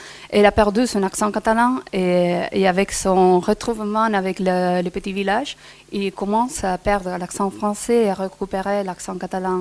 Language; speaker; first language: French; non-native, fluent; Spanish